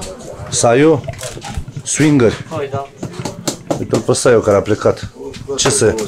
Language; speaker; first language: Romanian; native; Romanian